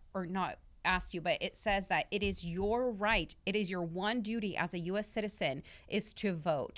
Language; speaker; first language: English; early bilingual, other home language; Russian